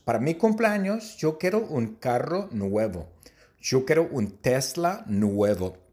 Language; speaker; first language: Spanish; non-native, fluent; English